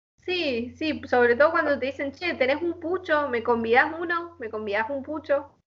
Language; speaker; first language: Spanish; native; Spanish